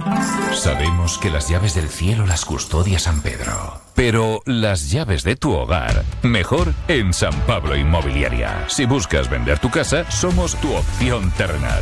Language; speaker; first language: Spanish; native; Spanish